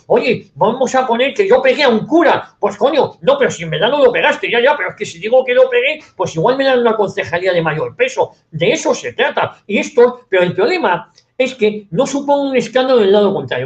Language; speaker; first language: Spanish; native; Spanish